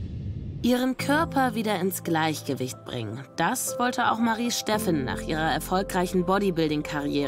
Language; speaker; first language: German; native; German